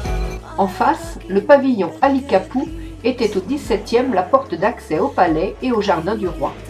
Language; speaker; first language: French; native; French